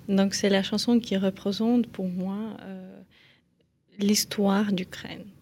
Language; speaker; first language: French; non-native, fluent; Ukrainian